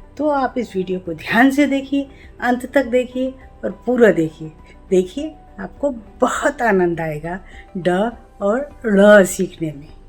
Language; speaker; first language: Hindi; native; Hindi